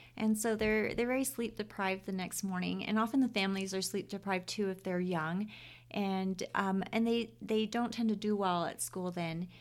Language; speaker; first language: English; native; English